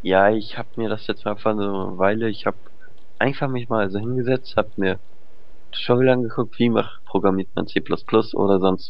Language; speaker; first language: German; native; German